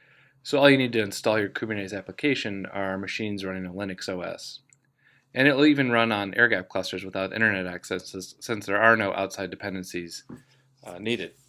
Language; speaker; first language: English; native; English